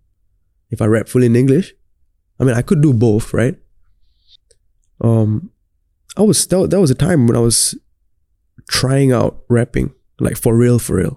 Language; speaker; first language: English; non-native, local second language; Tamil